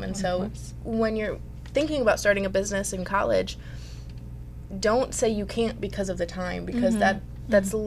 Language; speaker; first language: English; native; English